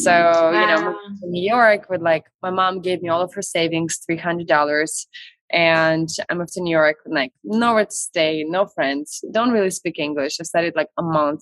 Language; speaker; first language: English; non-native, fluent; Russian